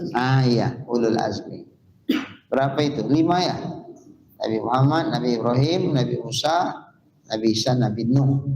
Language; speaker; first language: Indonesian; native; Indonesian